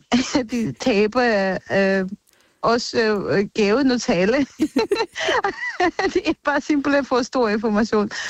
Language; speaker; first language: Danish; non-native, fluent; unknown